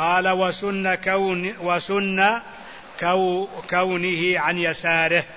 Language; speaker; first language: Arabic; native; Arabic